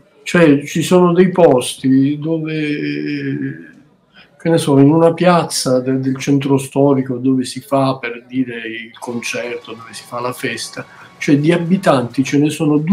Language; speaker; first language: Italian; native; Italian